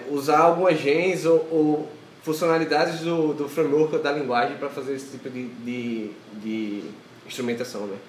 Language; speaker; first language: Portuguese; native; Portuguese